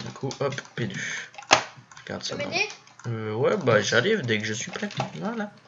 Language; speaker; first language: French; native; French